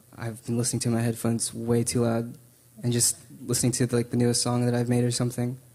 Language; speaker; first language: English; native; English